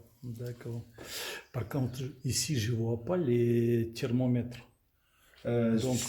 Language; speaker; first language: French; non-native, learner; Russian